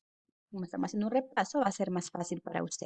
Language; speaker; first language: Spanish; native; Spanish